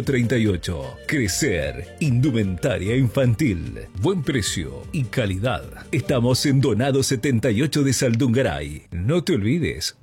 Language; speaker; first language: Spanish; native; Spanish